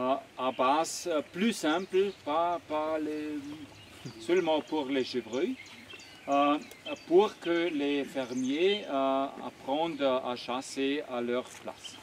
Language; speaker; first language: French; non-native, fluent; German